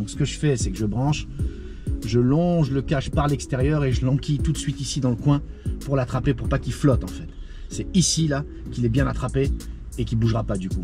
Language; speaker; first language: French; native; French